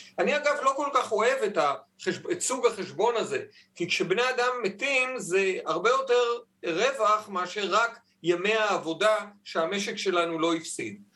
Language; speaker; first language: Hebrew; native; Hebrew